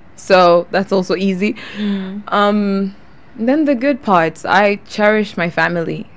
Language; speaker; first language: English; non-native, local second language; Ganda